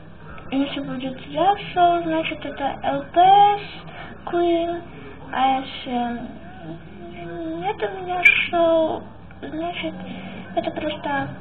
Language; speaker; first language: Russian; early bilingual, heritage; Russian